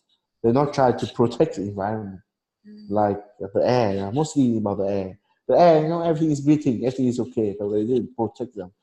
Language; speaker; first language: English; non-native, learner; Vietnamese